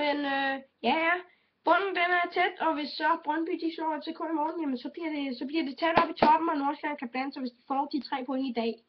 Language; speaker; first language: Danish; native; Danish